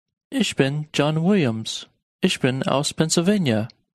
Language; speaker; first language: German; non-native, learner; English